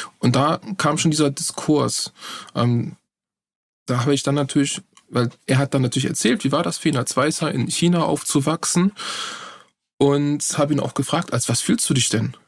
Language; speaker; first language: German; native; German